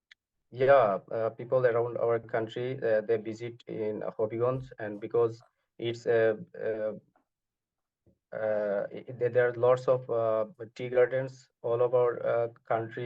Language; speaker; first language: English; non-native, learner; Bangla